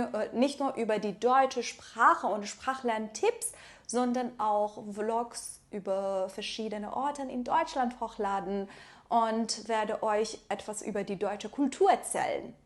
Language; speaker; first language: German; non-native, fluent; Persian